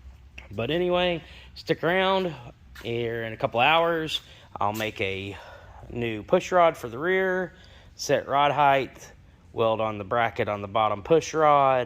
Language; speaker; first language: English; native; English